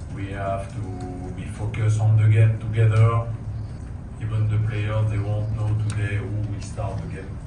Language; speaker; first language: English; non-native, fluent; French